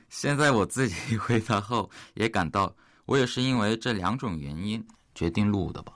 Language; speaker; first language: Chinese; early bilingual, other home language; Korean